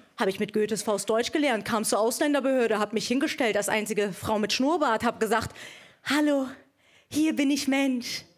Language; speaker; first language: German; early bilingual, other home language; Persian